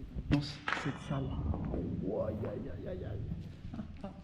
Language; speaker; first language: French; native; French